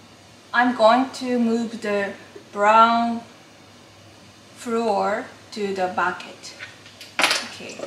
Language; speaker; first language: English; non-native, learner; Japanese